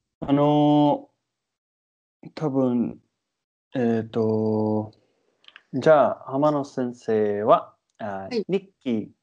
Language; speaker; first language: Japanese; non-native, learner; English